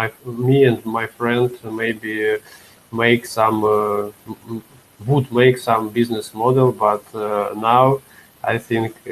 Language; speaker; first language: English; non-native, learner; Russian